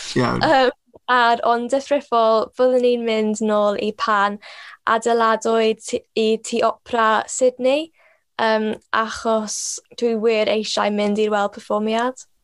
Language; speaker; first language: Welsh; non-native, local second language; English